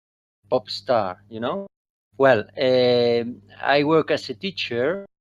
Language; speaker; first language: English; non-native, fluent; Spanish